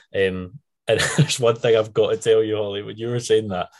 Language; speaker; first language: English; native; English